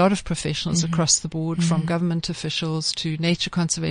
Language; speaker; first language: English; native; English